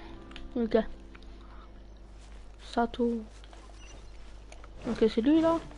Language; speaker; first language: French; native; French